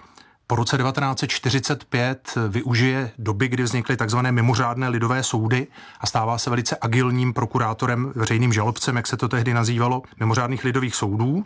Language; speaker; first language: Czech; native; Czech